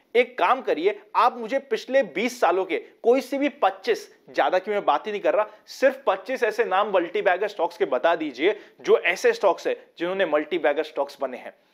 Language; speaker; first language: Hindi; native; Hindi